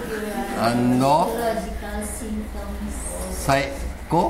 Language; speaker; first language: Japanese; native; Japanese